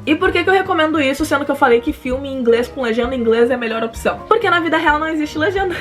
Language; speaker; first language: Portuguese; native; Portuguese